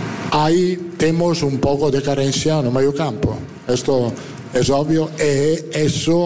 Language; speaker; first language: Portuguese; non-native, fluent; Italian